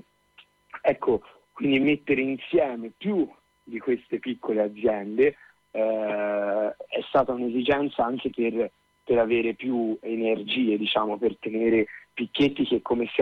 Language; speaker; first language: Italian; native; Italian